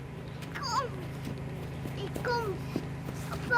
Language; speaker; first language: Dutch; early bilingual, heritage; Dutch